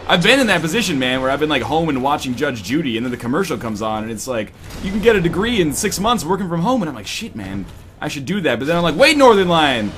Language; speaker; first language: English; native; English